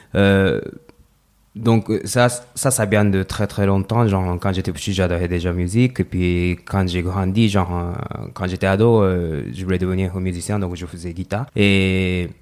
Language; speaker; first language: French; non-native, fluent; Japanese